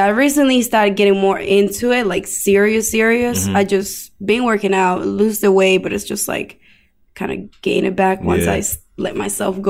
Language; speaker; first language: English; non-native, fluent; Spanish